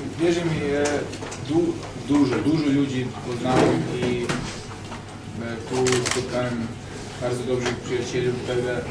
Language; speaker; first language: Polish; non-native, fluent; Serbian